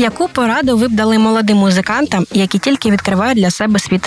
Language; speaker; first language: Ukrainian; native; Ukrainian